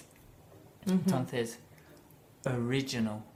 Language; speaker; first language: Spanish; non-native, fluent; English